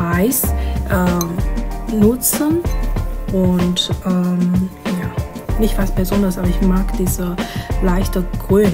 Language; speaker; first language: German; non-native, learner; Chinese